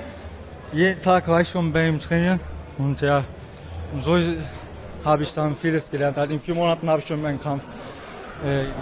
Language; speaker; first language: German; non-native, local second language; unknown